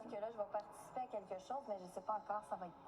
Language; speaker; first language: French; native; French